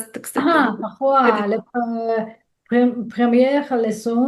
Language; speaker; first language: French; non-native, learner; Russian